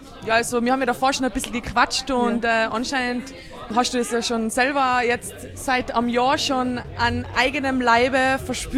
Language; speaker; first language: German; native; German